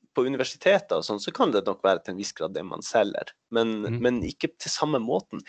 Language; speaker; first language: Swedish; non-native, fluent; Norwegian